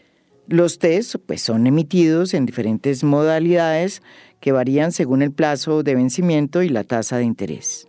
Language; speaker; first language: Spanish; native; Spanish